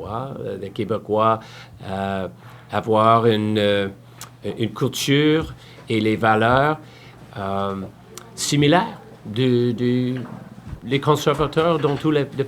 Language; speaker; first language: French; non-native, learner; English